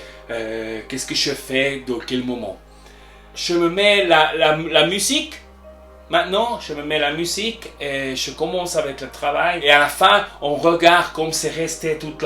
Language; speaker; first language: French; non-native, learner; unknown